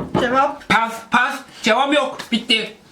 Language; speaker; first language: Turkish; non-native, learner; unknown